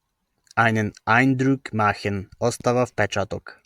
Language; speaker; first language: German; non-native, fluent; Macedonian